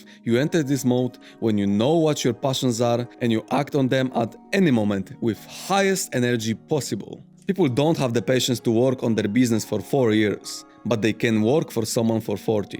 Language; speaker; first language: English; non-native, fluent; Polish